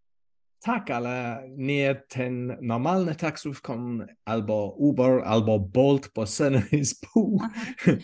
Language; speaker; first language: Polish; non-native, learner; English